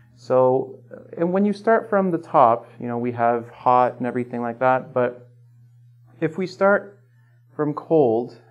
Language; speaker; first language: English; native; English